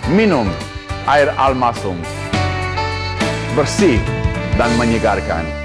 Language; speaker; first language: Indonesian; non-native, fluent; English